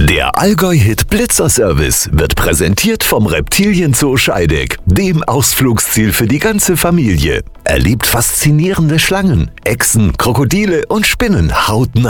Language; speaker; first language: German; native; German